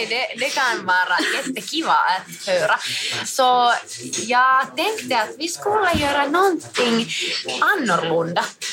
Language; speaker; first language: Swedish; non-native, learner; Finnish